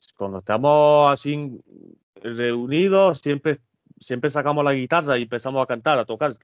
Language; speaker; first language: Spanish; early bilingual, other home language; French